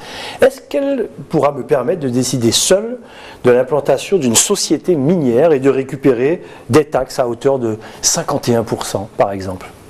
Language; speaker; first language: French; native; French